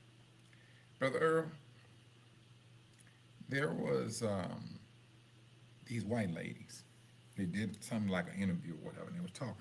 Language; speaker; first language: English; native; English